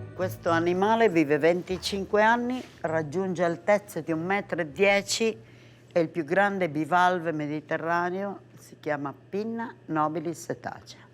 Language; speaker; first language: Italian; native; Italian